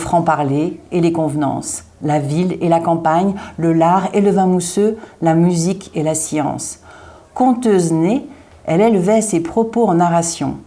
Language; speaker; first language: French; native; French